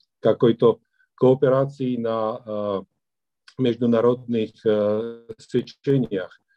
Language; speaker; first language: Russian; non-native, fluent; Slovak